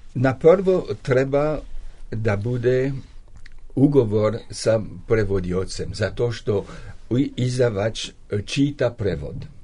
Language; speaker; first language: Serbian; non-native, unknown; French